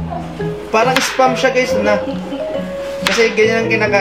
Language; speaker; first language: Filipino; native; Filipino